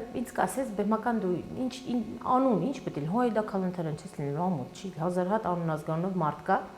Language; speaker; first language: Armenian; early bilingual, heritage; Armenian